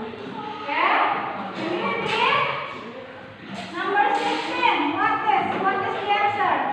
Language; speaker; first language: English; non-native, learner; Indonesian